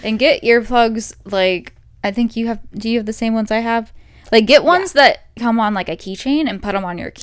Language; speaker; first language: English; native; English